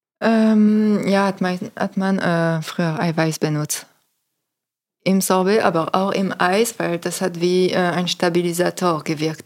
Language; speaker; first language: German; non-native, learner; French